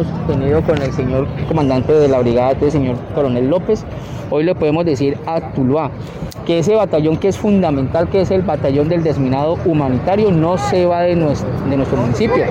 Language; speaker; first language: Spanish; native; Spanish